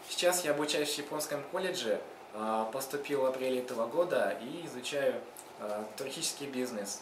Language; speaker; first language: Russian; native; Russian